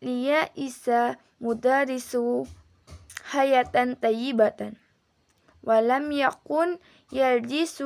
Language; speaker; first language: Arabic; non-native, learner; Indonesian